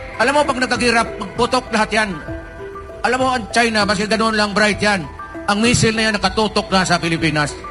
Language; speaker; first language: Filipino; non-native, local second language; Cebuano